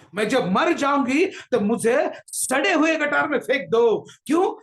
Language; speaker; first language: Hindi; non-native, local second language; Marathi